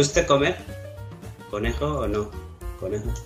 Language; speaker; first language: Spanish; non-native, learner; Arabic